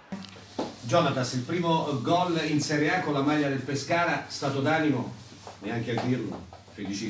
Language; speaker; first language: Italian; native; Italian